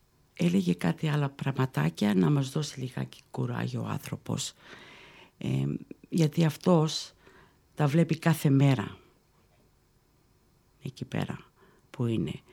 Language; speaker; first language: Greek; early bilingual, heritage; Greek